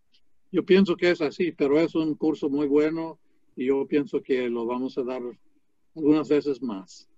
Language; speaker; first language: Spanish; non-native, fluent; English